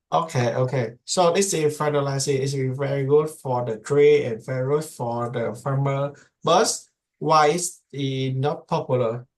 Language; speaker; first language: English; non-native, learner; Indonesian